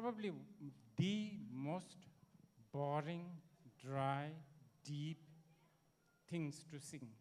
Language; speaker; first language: English; non-native, learner; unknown